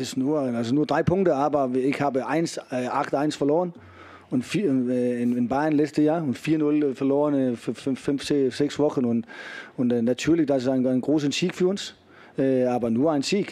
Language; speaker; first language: German; non-native, fluent; Danish